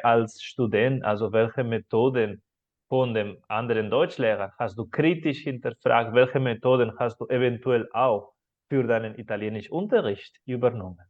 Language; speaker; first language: German; non-native, fluent; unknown